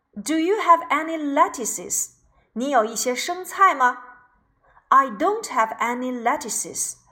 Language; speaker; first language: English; non-native, fluent; Chinese